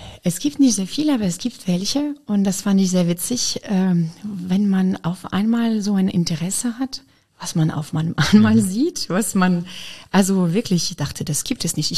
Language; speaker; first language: German; non-native, fluent; French